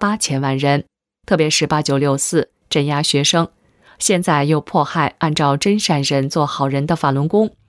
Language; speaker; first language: Chinese; native; Chinese